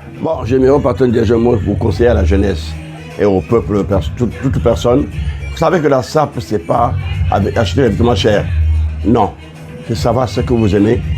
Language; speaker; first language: French; non-native, local second language; Lingala